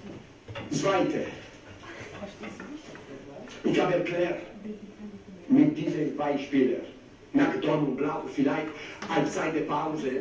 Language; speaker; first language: German; non-native, learner; Italian